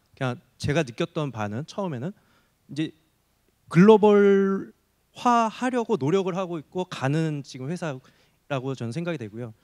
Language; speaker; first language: Korean; native; Korean